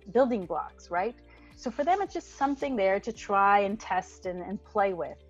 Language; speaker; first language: English; non-native, fluent; Hebrew